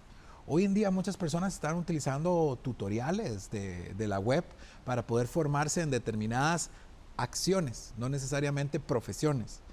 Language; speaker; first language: Spanish; native; Spanish